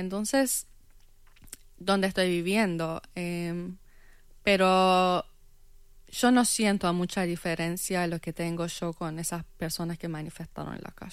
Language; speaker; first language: Spanish; non-native, fluent; Persian